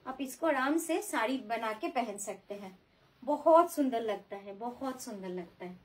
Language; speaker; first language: Hindi; non-native, local second language; Bangla